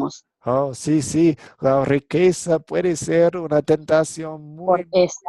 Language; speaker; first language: Spanish; non-native, fluent; English